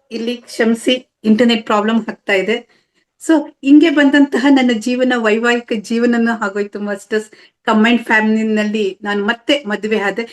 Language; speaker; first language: Kannada; native; Kannada